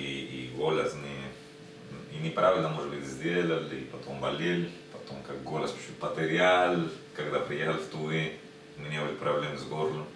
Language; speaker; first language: Russian; non-native, learner; Spanish